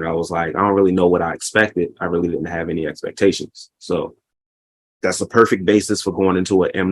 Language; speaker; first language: English; native; English